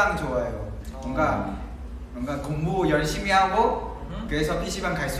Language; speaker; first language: Korean; non-native, learner; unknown